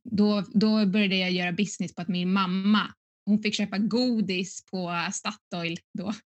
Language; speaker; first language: Swedish; native; Swedish